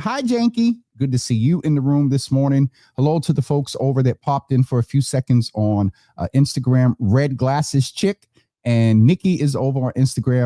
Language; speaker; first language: English; native; English